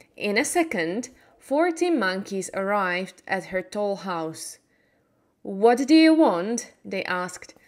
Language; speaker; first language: English; non-native, fluent; Slovak